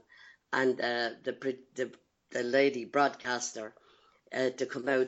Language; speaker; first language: English; native; English